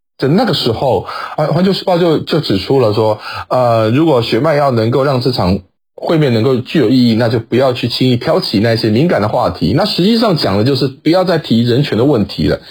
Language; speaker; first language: Chinese; native; Chinese